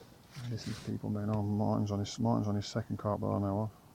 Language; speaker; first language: English; native; English